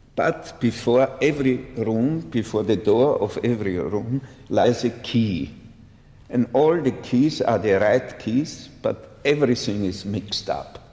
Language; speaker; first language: English; non-native, fluent; German